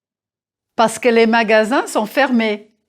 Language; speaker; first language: French; non-native, fluent; English